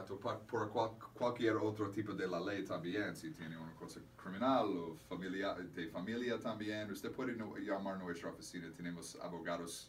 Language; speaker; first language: Spanish; non-native, fluent; English